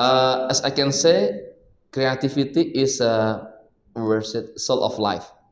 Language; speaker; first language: English; non-native, learner; Indonesian